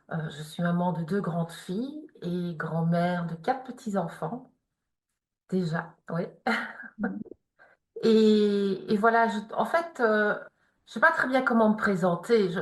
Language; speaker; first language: French; native; French